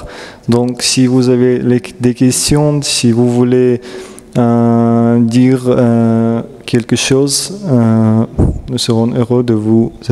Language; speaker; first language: French; non-native, learner; Russian